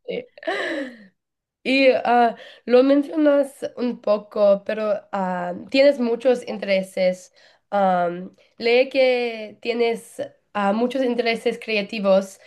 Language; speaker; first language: Spanish; non-native, learner; English